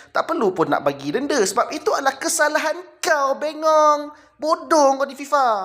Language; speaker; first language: Malay; native; Malay